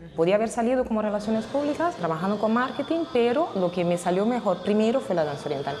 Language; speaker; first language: Spanish; non-native, fluent; Portuguese